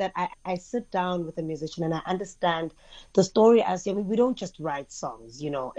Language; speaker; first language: English; non-native, local second language; Xhosa